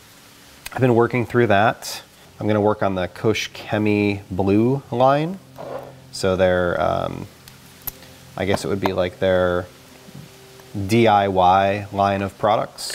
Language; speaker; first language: English; native; English